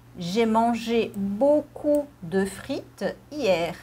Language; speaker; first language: French; non-native, fluent; Portuguese